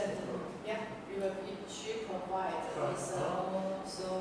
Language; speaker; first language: English; non-native, learner; Chinese